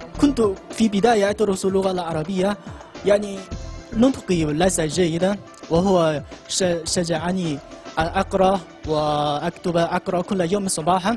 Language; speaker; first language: Arabic; non-native, learner; Chinese